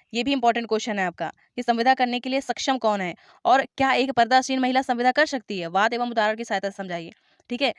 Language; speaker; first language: Hindi; native; Hindi